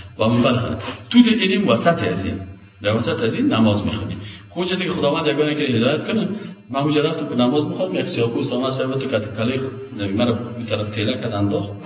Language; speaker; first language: Persian; native; Persian